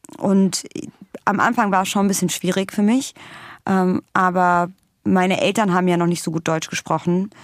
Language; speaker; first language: German; early bilingual, other home language; Russian